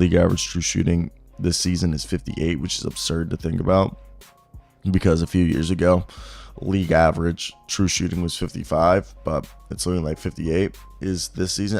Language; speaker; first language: English; native; English